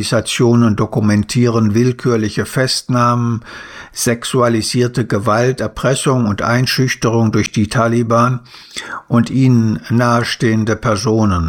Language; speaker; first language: German; native; German